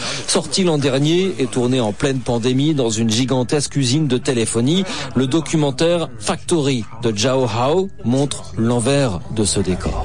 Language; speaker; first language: French; native; French